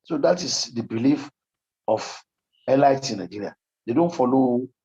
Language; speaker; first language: English; non-native, local second language; Yoruba